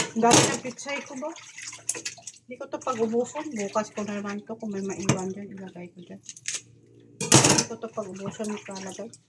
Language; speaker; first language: Filipino; non-native, local second language; Cebuano